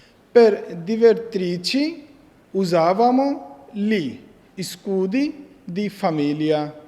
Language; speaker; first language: Italian; non-native, fluent; Bangla